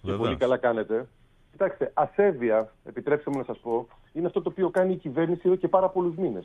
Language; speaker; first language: Greek; native; Greek